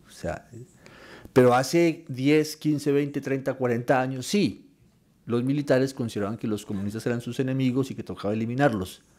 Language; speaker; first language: Spanish; native; Spanish